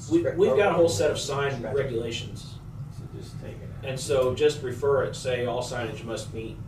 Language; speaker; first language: English; native; English